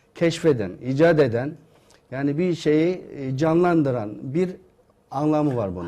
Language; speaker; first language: Turkish; non-native, fluent; Uyghur